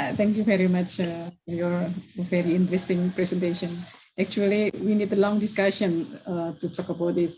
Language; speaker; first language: English; non-native, learner; Indonesian